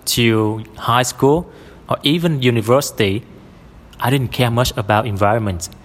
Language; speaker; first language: English; non-native, fluent; Vietnamese